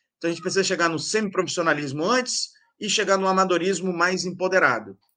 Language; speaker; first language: Portuguese; native; Portuguese